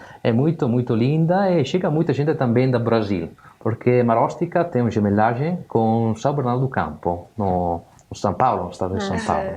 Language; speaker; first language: Portuguese; non-native, learner; Italian